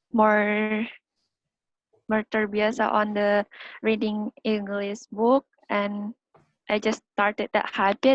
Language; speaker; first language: English; non-native, learner; Indonesian